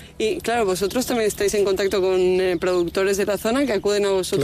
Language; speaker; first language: Spanish; native; Spanish